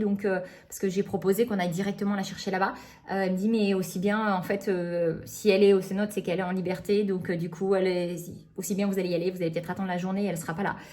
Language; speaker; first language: French; native; French